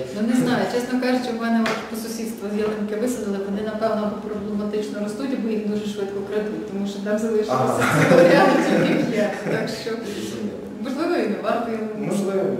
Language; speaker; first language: Ukrainian; native; Ukrainian